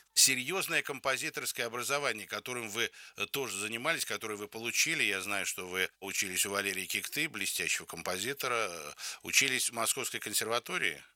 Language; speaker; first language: Russian; native; Russian